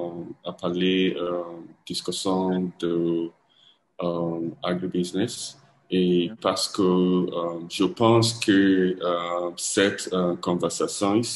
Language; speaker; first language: French; non-native, learner; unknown